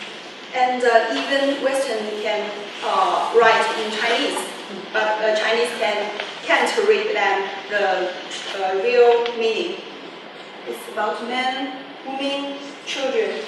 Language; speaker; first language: English; non-native, learner; Chinese